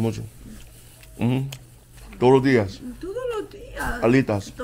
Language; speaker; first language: Spanish; non-native, learner; English